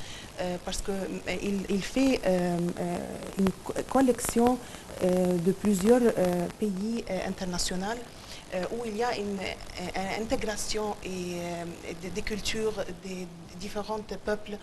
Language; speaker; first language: French; non-native, fluent; Arabic